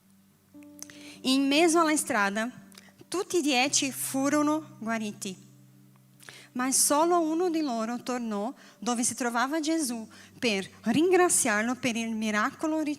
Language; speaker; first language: Italian; non-native, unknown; Portuguese